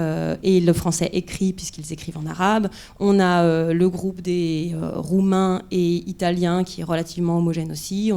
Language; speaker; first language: French; native; French